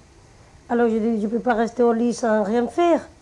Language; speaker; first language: French; non-native, fluent; Spanish